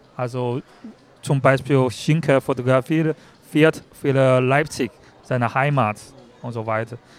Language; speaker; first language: German; non-native, learner; Chinese